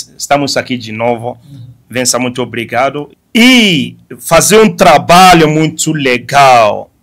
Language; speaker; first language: Portuguese; non-native, fluent; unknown